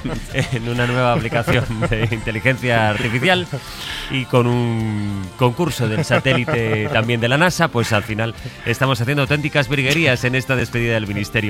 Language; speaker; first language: Spanish; native; Spanish